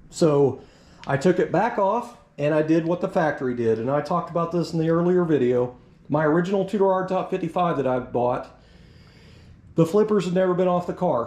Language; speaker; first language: English; native; English